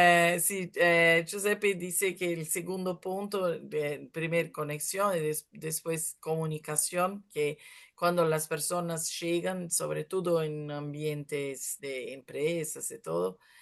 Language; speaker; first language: Spanish; non-native, fluent; Portuguese